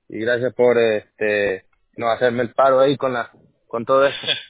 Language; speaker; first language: Spanish; native; Spanish